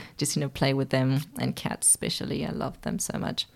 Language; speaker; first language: English; early bilingual, other home language; Persian